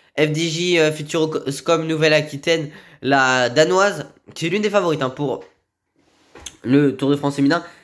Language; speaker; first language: French; native; French